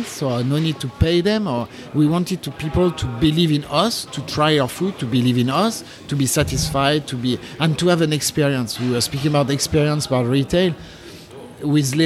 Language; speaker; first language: English; non-native, fluent; French